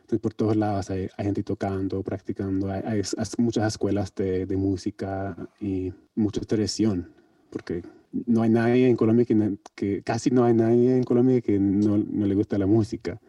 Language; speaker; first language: Spanish; non-native, learner; English